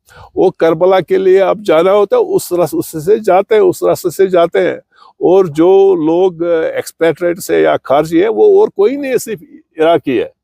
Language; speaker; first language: Urdu; non-native, local second language; Kashmiri